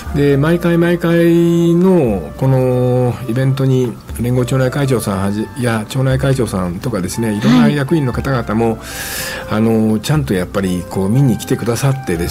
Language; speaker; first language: Japanese; native; Japanese